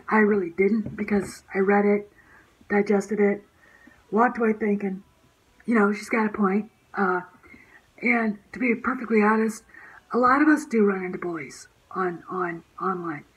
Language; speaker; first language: English; native; English